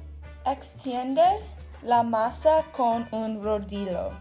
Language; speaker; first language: Spanish; non-native, learner; English